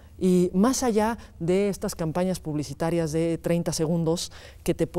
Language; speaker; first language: Spanish; native; Spanish